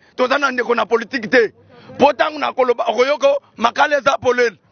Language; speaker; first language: Lingala; non-native, local second language; Luba-Lulua